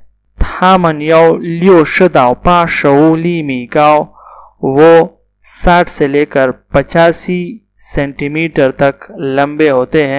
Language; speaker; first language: Chinese; non-native, fluent; Urdu